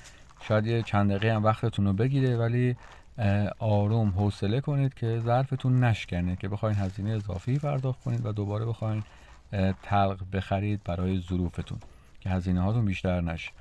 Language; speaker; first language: Persian; native; Persian